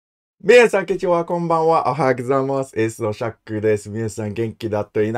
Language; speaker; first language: Japanese; non-native, learner; English